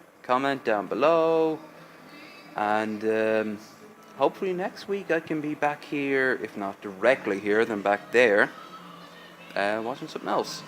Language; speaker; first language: English; native; English